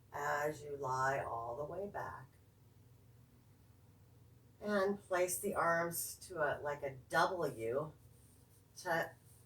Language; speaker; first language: English; native; English